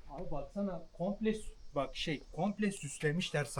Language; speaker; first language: Turkish; native; Turkish